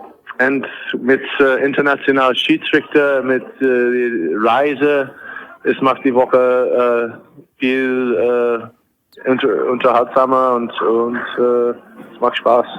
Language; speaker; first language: German; non-native, fluent; English